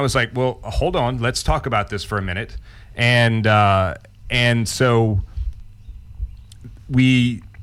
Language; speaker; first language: English; native; English